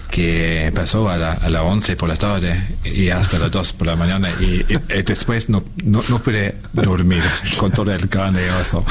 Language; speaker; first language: Spanish; non-native, learner; English